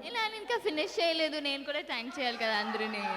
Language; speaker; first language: Telugu; non-native, learner; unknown